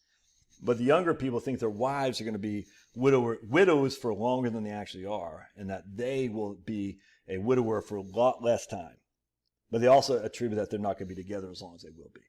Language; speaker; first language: English; native; English